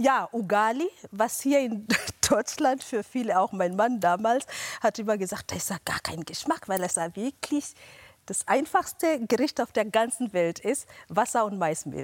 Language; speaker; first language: German; non-native, fluent; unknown